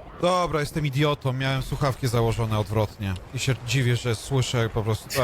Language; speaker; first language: Polish; native; Polish